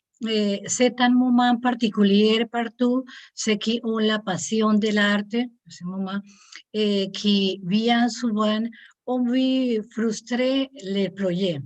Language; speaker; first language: French; non-native, learner; Spanish